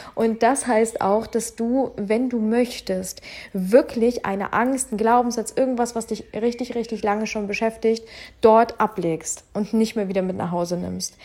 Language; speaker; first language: German; early bilingual, other home language; Russian